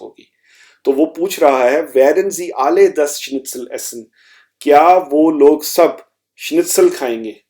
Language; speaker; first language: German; non-native, fluent; Urdu